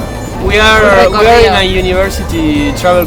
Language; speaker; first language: English; non-native, learner; Spanish